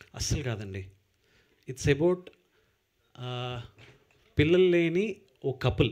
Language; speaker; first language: Telugu; native; Telugu